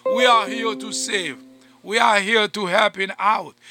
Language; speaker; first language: English; non-native, fluent; Haitian Creole